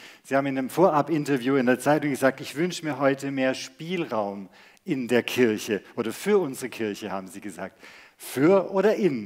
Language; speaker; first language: German; native; German